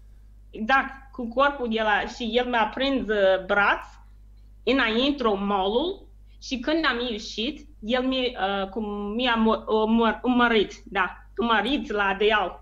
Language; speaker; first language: Romanian; non-native, learner; English